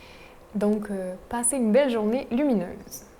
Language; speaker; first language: French; native; French